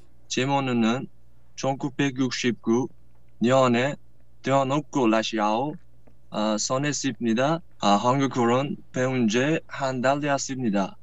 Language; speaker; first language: Korean; non-native, learner; Uzbek